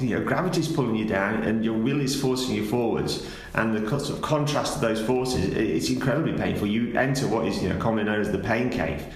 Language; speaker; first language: English; native; English